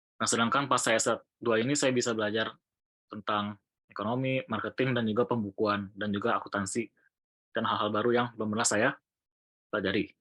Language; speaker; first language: Indonesian; native; Indonesian